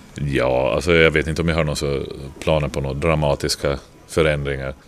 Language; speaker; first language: Swedish; native; Swedish